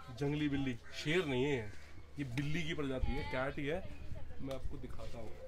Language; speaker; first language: Hindi; native; Hindi